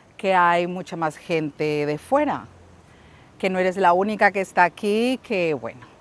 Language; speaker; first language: Spanish; native; Spanish